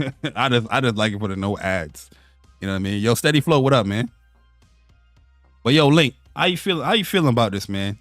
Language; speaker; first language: English; native; English